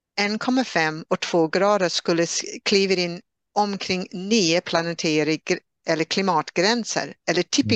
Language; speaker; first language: Swedish; non-native, fluent; English